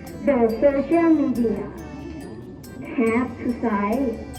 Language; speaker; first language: English; non-native, learner; Thai